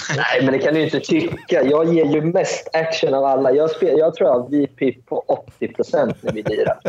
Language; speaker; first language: Swedish; early bilingual, other home language; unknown